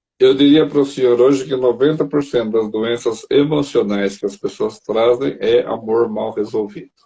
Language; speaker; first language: Portuguese; native; Portuguese